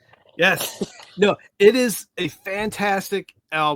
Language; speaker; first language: English; native; English